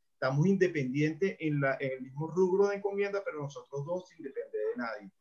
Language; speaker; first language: Spanish; native; Spanish